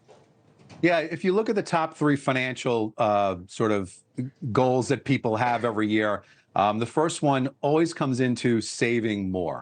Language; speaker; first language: English; native; English